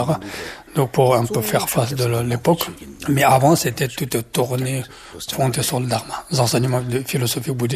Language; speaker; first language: French; non-native, fluent; Tibetan